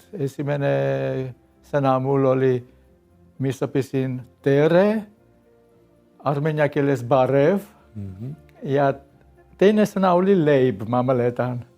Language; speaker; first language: Estonian; non-native, learner; Armenian